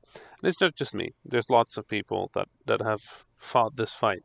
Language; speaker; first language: English; non-native, fluent; Dutch